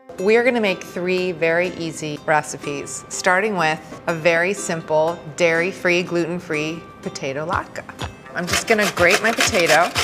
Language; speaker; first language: English; native; English